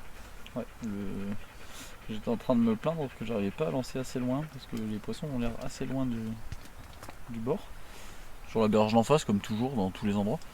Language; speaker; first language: French; native; French